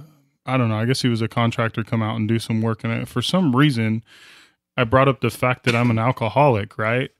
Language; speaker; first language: English; native; English